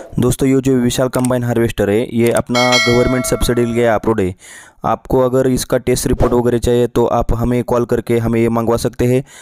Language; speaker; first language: Hindi; non-native, local second language; Marathi